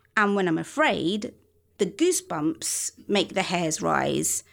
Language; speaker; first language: English; native; English